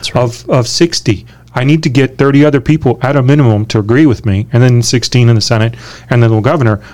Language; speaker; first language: English; early bilingual, other home language; Romanian